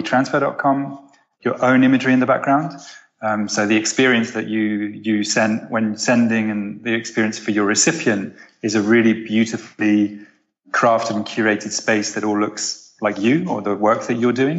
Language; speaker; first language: English; native; English